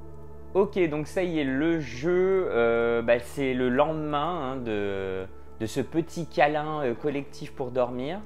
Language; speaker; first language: French; native; French